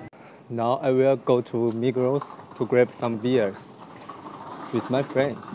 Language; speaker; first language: English; non-native, learner; Chinese